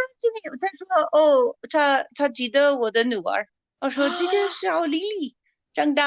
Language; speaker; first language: Chinese; non-native, learner; English